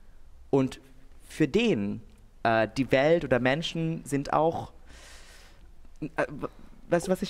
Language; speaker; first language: German; non-native, fluent; Bangla